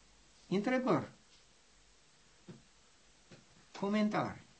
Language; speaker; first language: Romanian; non-native, learner; English